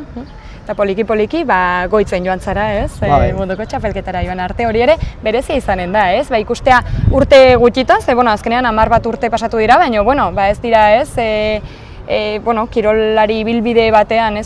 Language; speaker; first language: Basque; native; Basque